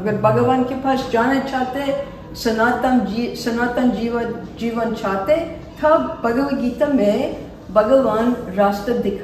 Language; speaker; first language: Hindi; non-native, fluent; English